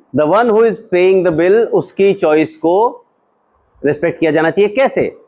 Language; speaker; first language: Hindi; native; Hindi